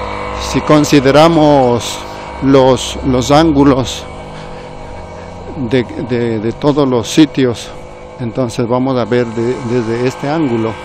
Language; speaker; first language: Spanish; native; Spanish